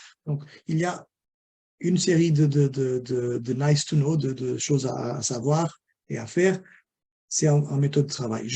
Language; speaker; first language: French; non-native, fluent; Portuguese